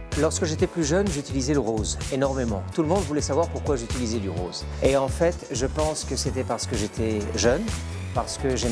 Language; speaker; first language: French; native; French